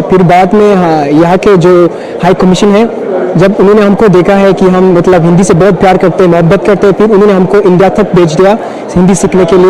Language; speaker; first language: Hindi; non-native, fluent; Hausa